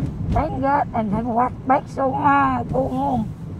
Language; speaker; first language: English; non-native, learner; Vietnamese